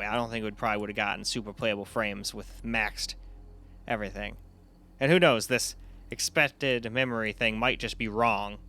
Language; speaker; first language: English; native; English